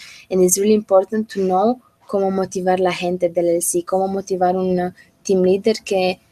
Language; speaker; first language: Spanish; non-native, learner; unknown